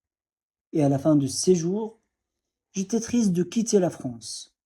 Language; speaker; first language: French; non-native, fluent; Arabic